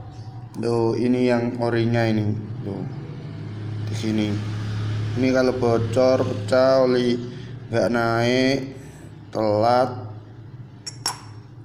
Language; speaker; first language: Indonesian; non-native, local second language; Javanese